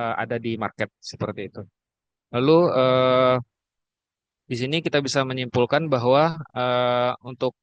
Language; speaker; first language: Indonesian; native; Indonesian